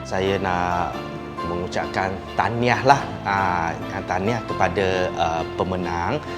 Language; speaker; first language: Malay; native; Malay